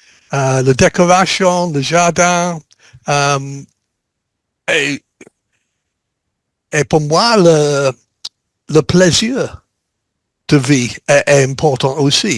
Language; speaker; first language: French; non-native, learner; English